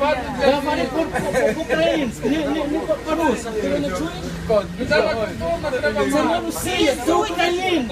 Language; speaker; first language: Ukrainian; non-native, learner; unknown